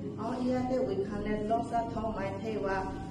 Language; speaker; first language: Cantonese; non-native, learner; Bangla